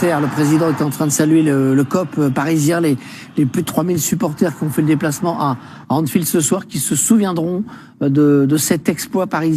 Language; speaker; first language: French; native; French